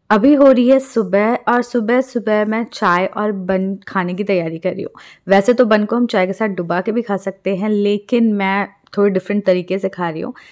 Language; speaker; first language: Hindi; native; Hindi